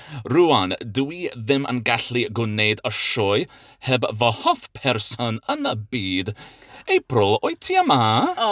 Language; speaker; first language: Welsh; non-native, learner; English